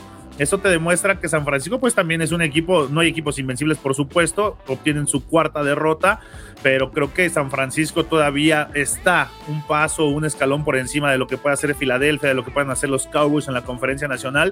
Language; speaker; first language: Spanish; native; Spanish